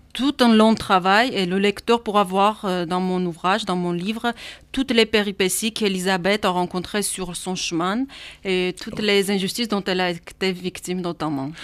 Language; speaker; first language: French; non-native, fluent; Armenian